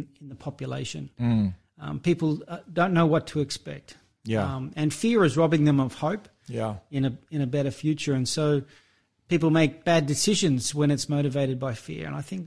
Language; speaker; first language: English; native; English